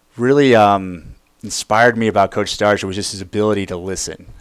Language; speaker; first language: English; native; English